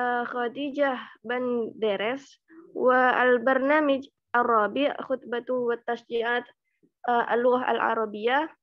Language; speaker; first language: Arabic; non-native, learner; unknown